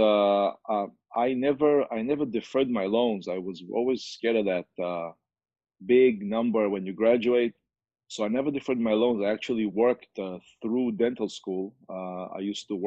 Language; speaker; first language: English; non-native, fluent; Hebrew